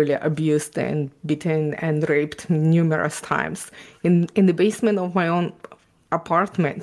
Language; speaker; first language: English; non-native, fluent; Ukrainian